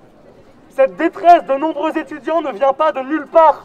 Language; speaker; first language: French; native; French